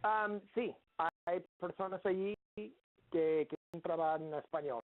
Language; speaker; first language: Spanish; non-native, learner; English